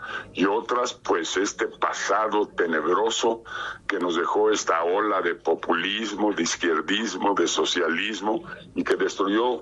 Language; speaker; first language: Spanish; native; Spanish